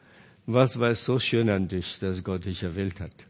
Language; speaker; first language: German; non-native, fluent; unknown